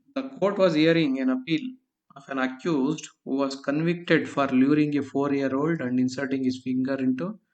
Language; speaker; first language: English; non-native, local second language; Kannada